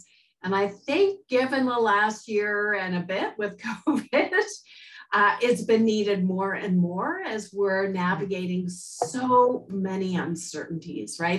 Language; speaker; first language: English; native; English